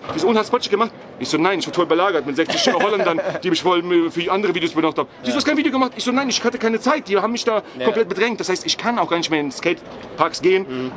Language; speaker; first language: German; early bilingual, other home language; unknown